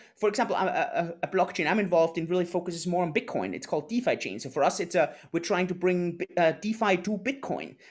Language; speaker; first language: English; non-native, fluent; German